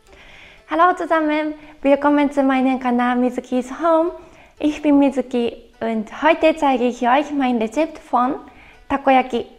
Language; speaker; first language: German; non-native, fluent; Japanese